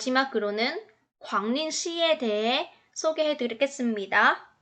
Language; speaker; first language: Korean; non-native, fluent; Vietnamese